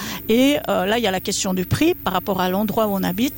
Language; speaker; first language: French; native; French